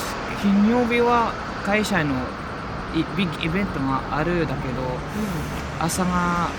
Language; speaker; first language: Japanese; non-native, learner; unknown